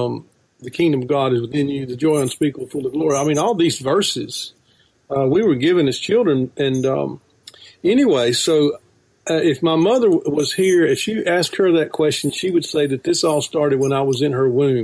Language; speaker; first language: English; native; English